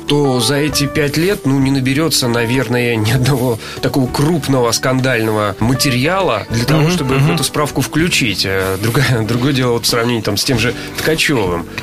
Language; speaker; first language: Russian; native; Russian